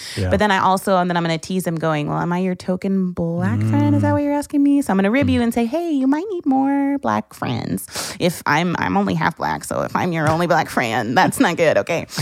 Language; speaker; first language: English; native; English